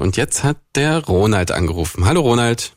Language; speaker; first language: German; native; German